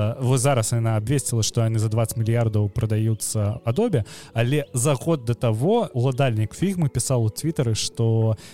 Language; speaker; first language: Belarusian; non-native, local second language; Russian